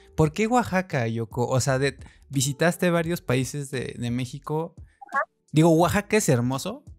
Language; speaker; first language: Spanish; native; Spanish